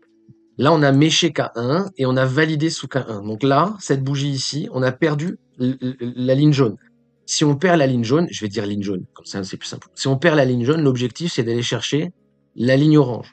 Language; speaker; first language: French; native; French